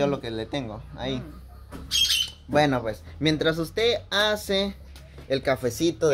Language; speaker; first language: Spanish; native; Spanish